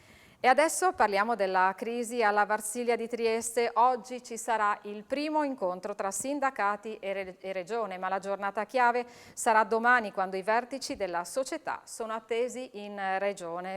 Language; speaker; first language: Italian; native; Italian